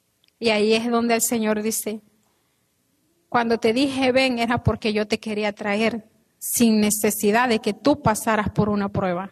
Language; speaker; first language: Spanish; native; Spanish